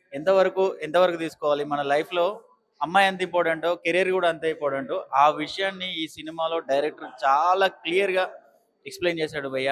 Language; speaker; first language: Telugu; native; Telugu